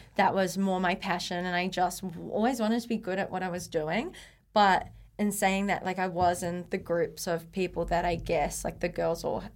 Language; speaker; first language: English; native; English